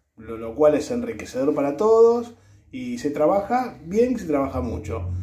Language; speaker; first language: Spanish; native; Spanish